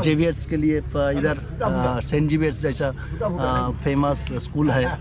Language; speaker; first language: Hindi; non-native, local second language; Bangla